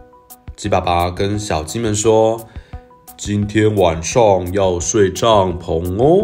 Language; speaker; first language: Chinese; native; Chinese